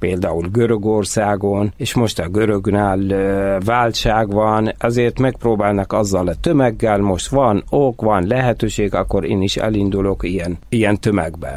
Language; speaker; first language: Hungarian; non-native, fluent; Arabic